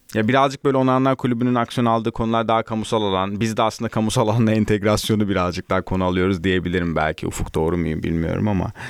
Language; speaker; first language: Turkish; native; Turkish